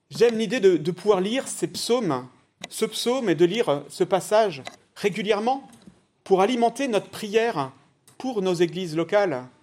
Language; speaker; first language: French; native; French